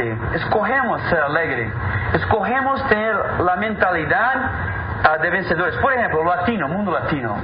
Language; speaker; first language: Spanish; non-native, fluent; Portuguese